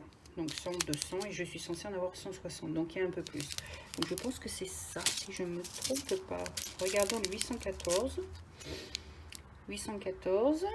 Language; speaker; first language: French; native; French